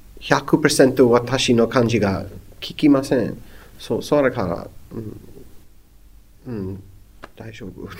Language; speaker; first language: Japanese; non-native, learner; English